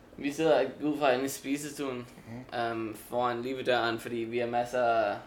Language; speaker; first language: Danish; early bilingual, heritage; Danish